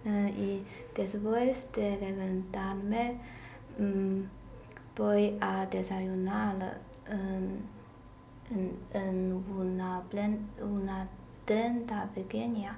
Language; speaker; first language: Spanish; non-native, learner; Chinese